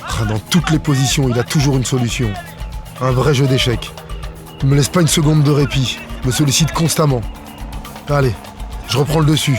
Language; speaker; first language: French; native; French